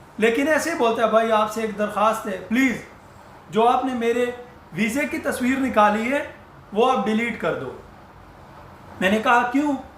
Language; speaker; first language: Urdu; non-native, local second language; Punjabi